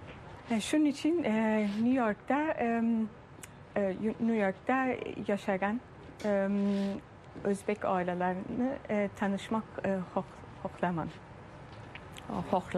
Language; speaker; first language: Turkish; early bilingual, heritage; Turkish